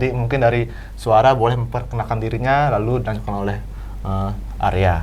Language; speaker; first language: Indonesian; non-native, local second language; Balinese